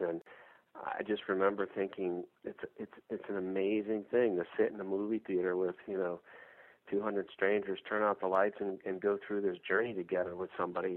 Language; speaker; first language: English; native; English